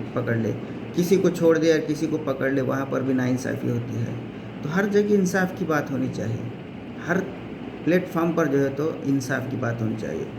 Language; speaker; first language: Hindi; non-native, local second language; Marathi